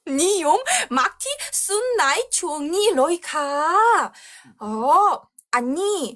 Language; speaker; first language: Thai; non-native, learner; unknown